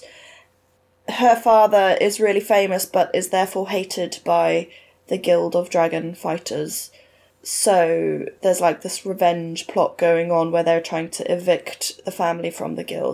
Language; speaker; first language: English; native; English